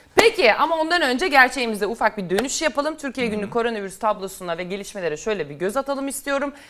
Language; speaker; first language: Turkish; native; Turkish